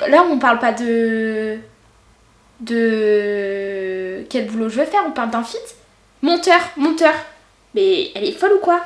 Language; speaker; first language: French; native; French